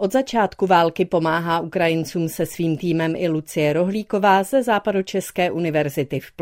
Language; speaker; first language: Czech; native; Czech